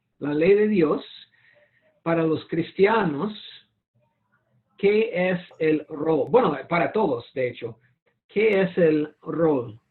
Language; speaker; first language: Spanish; non-native, fluent; English